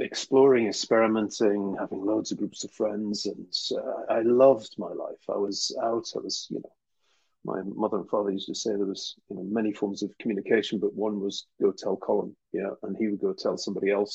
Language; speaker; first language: English; native; English